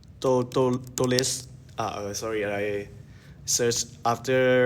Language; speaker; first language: English; non-native, learner; Thai